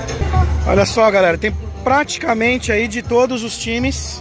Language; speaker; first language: Portuguese; native; Portuguese